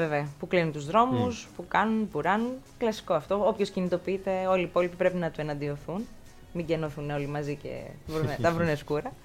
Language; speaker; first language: Greek; native; Greek